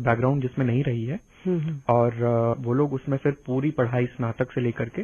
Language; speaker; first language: Hindi; native; Hindi